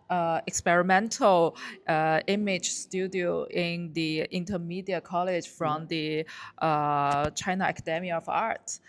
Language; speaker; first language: English; non-native, learner; Chinese